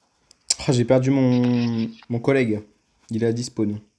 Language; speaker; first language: French; native; French